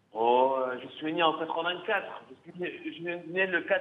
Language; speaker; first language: French; non-native, local second language; Arabic